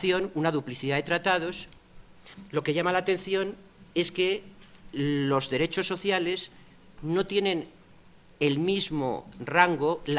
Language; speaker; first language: Spanish; native; Spanish